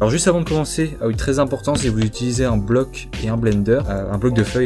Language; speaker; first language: French; native; French